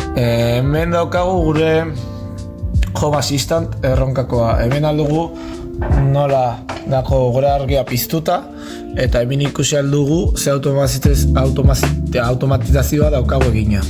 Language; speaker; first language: Basque; non-native, local second language; Spanish